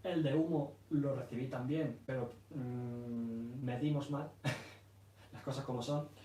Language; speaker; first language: Spanish; early bilingual, other home language; English